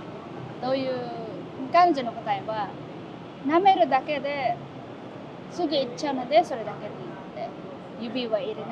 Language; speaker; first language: Japanese; non-native, fluent; Filipino